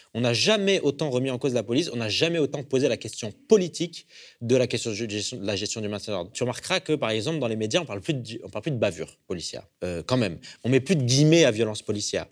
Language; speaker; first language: French; early bilingual, other home language; Arabic